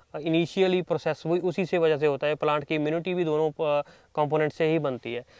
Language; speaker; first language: Hindi; non-native, local second language; Punjabi